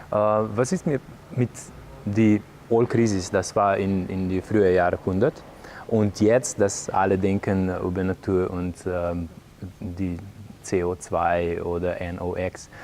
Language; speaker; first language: German; non-native, learner; Slovenian